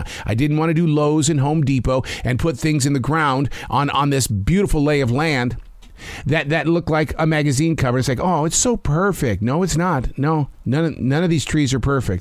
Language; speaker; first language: English; native; English